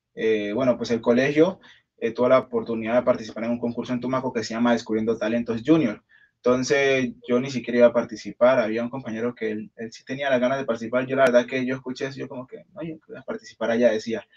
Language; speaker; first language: Spanish; native; Spanish